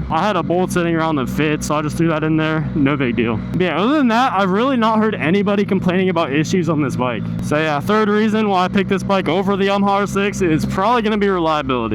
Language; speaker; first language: English; native; English